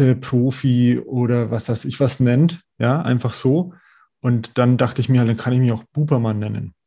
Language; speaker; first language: German; native; German